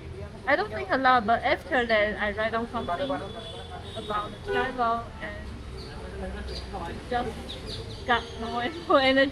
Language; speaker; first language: English; non-native, learner; Chinese